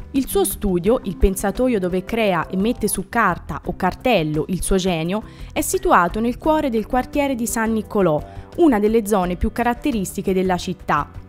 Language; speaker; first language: Italian; native; Italian